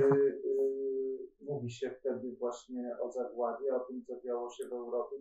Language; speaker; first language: Polish; native; Polish